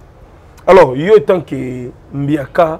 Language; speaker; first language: French; non-native, local second language; Lingala